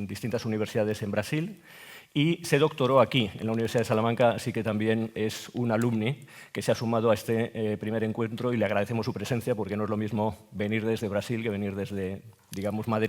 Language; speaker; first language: Spanish; native; Spanish